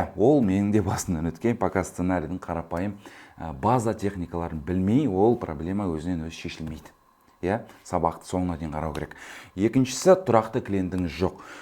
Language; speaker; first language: Kazakh; early bilingual, heritage; Kazakh